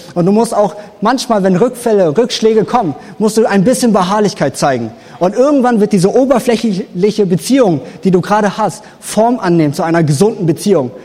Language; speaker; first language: German; native; German